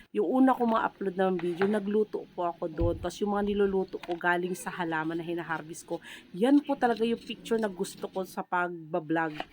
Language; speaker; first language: Filipino; non-native, local second language; Cebuano